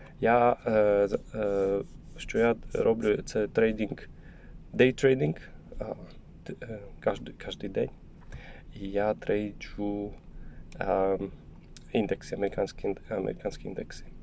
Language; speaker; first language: Ukrainian; non-native, learner; Polish